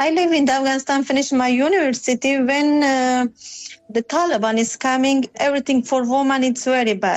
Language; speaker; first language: English; non-native, learner; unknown